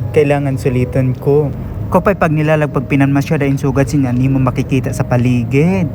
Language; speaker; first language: Filipino; non-native, local second language; Waray